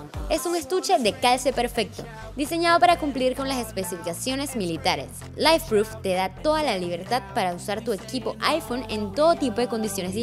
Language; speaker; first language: Spanish; native; Spanish